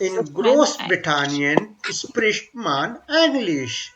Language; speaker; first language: German; non-native, learner; Hindi